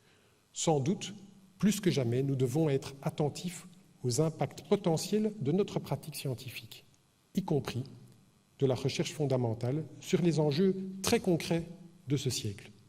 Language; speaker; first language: French; native; French